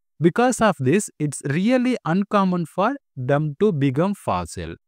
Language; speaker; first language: English; non-native, local second language; Tamil